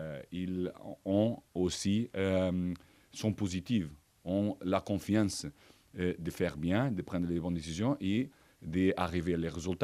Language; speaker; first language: French; non-native, fluent; Portuguese